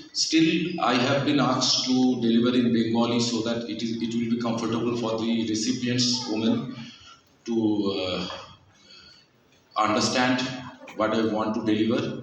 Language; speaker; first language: English; non-native, local second language; Bangla